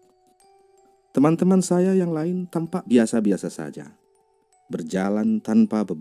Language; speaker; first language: Indonesian; native; Indonesian